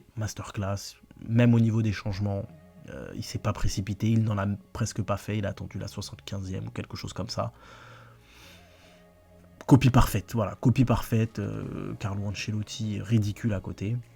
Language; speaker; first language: French; native; French